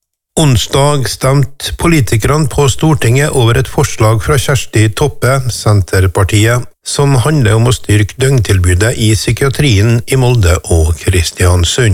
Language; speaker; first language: Norwegian; native; Norwegian